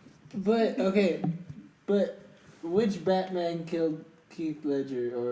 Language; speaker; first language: English; native; English